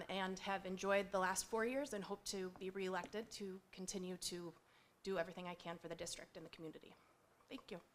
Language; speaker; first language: English; native; English